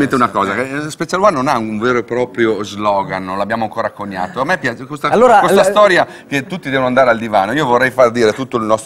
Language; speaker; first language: Italian; native; Italian